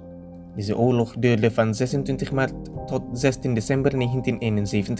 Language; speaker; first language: Dutch; non-native, fluent; Indonesian